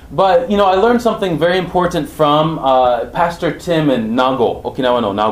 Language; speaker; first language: English; native; English